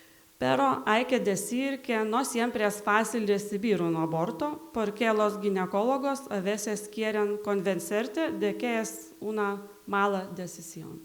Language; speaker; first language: Spanish; non-native, learner; Lithuanian